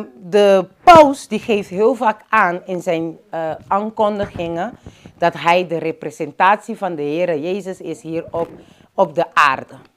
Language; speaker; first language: Dutch; non-native, local second language; Papiamento